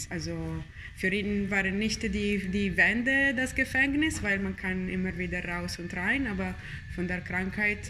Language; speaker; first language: German; non-native, fluent; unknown